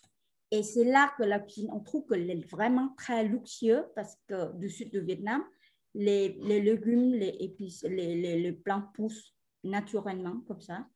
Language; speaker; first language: French; non-native, fluent; Vietnamese